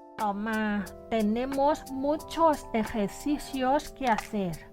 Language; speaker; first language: Spanish; non-native, learner; Thai